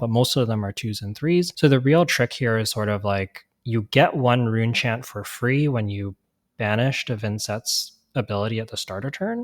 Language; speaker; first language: English; native; English